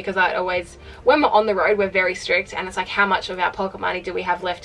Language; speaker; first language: English; native; English